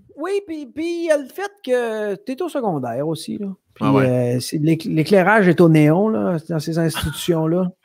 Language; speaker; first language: French; native; French